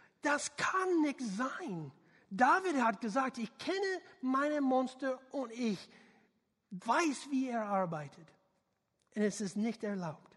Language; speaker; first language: German; non-native, learner; English